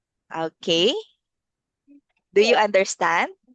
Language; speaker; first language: English; non-native, local second language; Filipino